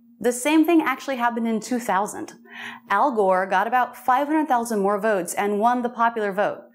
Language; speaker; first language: English; native; English